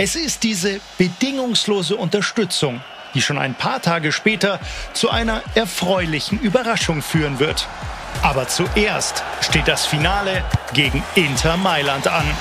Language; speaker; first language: German; native; German